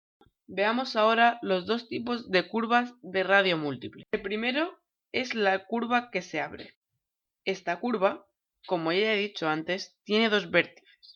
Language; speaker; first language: Spanish; native; Spanish